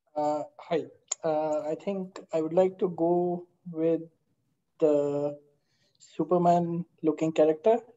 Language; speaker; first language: English; non-native, local second language; Hindi